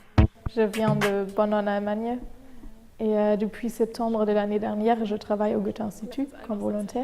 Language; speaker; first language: French; non-native, fluent; German